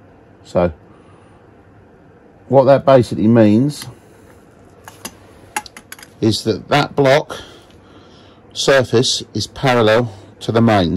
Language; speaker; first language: English; native; English